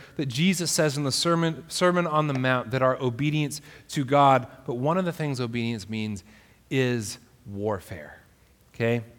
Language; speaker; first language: English; native; English